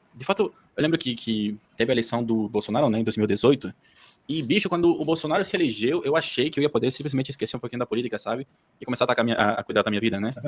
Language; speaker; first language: Portuguese; early bilingual, heritage; Portuguese